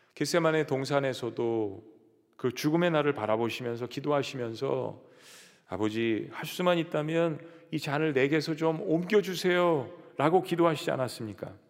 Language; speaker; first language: Korean; native; Korean